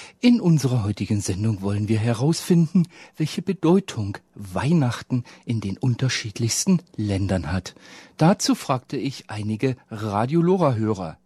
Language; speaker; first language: German; native; German